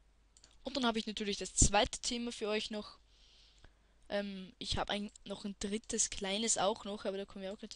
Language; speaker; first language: German; native; German